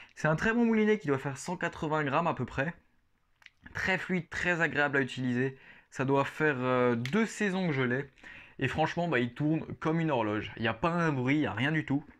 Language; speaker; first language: French; native; French